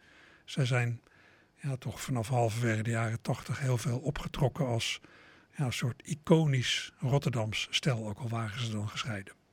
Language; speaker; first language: Dutch; native; Dutch